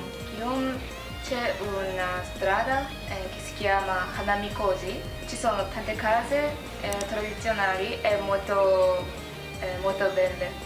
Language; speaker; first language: Italian; non-native, learner; Japanese